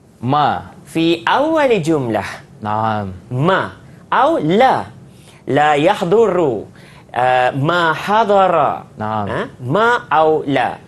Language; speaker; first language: Arabic; non-native, fluent; Malay